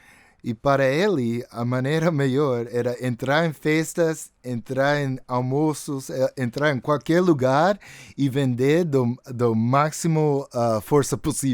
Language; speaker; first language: Portuguese; non-native, fluent; English